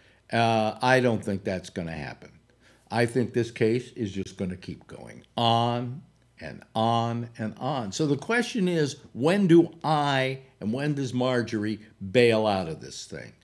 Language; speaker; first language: English; native; English